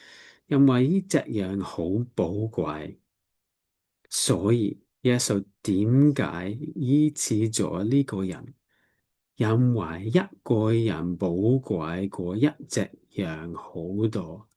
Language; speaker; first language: Cantonese; non-native, learner; English